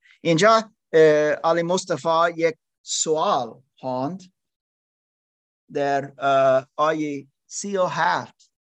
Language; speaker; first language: Persian; non-native, learner; German